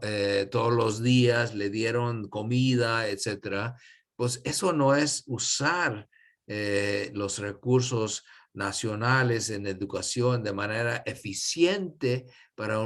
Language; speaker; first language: Spanish; non-native, fluent; English